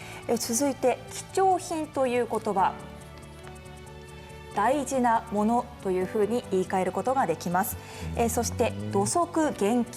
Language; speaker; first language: Japanese; native; Japanese